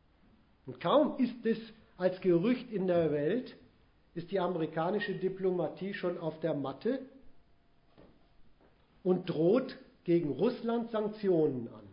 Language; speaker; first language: German; native; German